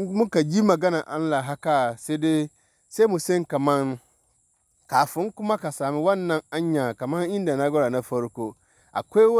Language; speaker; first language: Hausa; non-native, local second language; Dyula